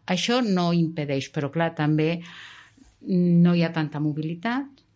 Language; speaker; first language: Catalan; non-native, local second language; Spanish